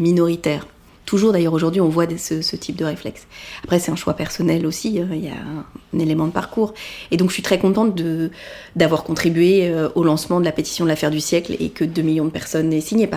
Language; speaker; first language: French; native; French